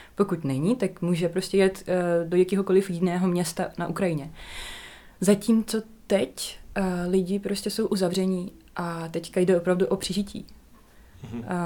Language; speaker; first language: Czech; non-native, fluent; Russian